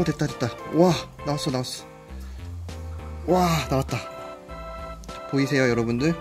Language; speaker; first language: Korean; native; Korean